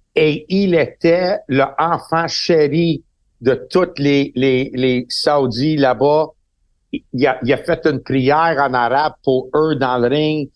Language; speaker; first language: French; non-native, local second language; English